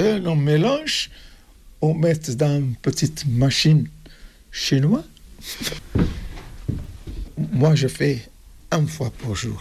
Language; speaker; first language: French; non-native, learner; Kabuverdianu